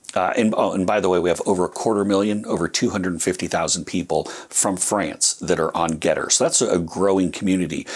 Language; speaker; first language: English; native; English